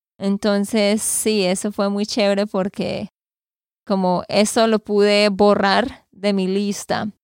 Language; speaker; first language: Spanish; native; Spanish